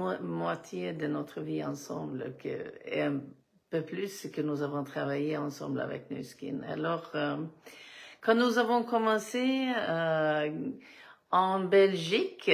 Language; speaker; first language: French; non-native, fluent; Swedish